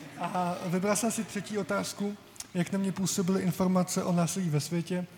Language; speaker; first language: Czech; native; Czech